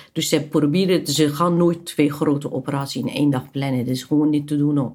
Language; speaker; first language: Dutch; non-native, fluent; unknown